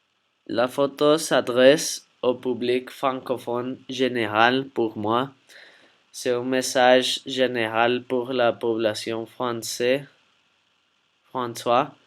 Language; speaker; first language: French; non-native, learner; Spanish